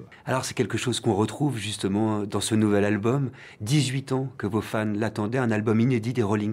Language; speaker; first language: French; native; French